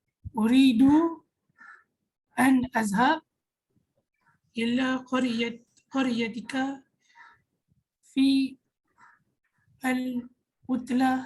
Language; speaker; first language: Arabic; non-native, learner; Malay